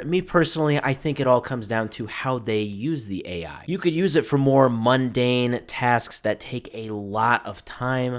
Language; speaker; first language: English; native; English